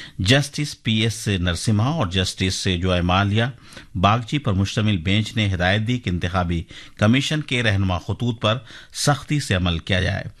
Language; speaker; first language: Urdu; native; Urdu